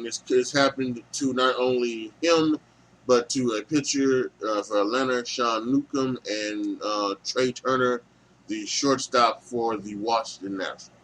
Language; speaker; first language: English; native; English